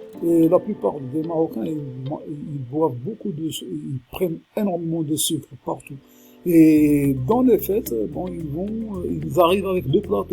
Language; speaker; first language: French; non-native, local second language; Arabic